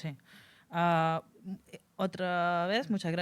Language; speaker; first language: Spanish; non-native, fluent; Russian